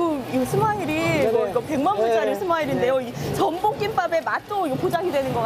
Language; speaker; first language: Korean; native; Korean